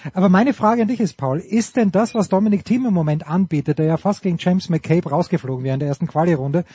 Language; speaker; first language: German; native; German